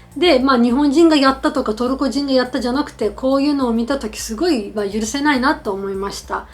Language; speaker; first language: Japanese; non-native, fluent; Turkish